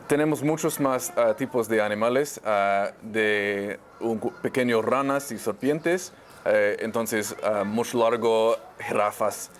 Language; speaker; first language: Spanish; non-native, learner; English